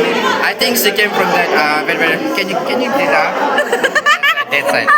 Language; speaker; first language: English; non-native, local second language; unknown